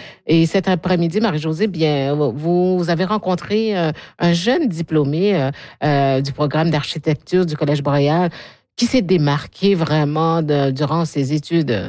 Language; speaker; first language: French; native; French